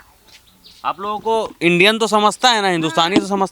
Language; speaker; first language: Hindi; native; Hindi